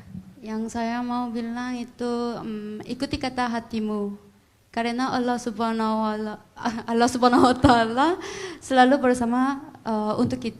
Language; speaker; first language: Indonesian; non-native, fluent; Korean